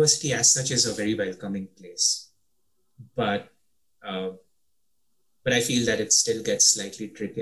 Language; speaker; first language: English; native; English